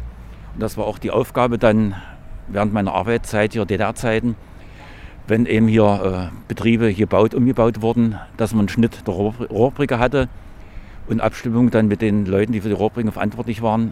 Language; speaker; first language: German; native; German